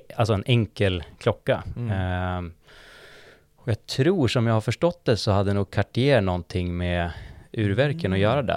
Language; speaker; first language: Swedish; native; Swedish